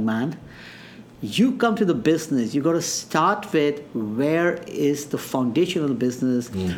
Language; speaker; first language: English; non-native, local second language; Hindi